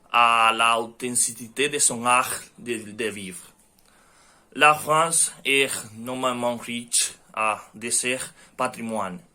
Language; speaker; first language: French; non-native, learner; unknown